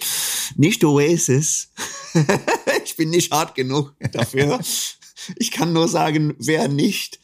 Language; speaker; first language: German; non-native, fluent; English